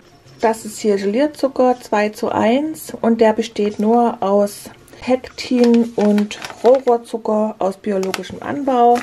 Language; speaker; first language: German; native; German